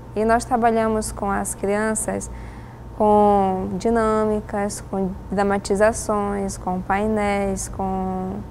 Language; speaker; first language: Portuguese; native; Portuguese